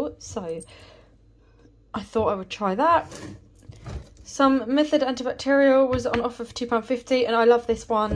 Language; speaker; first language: English; native; English